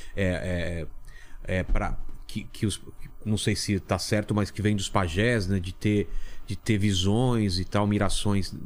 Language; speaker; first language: Portuguese; native; Portuguese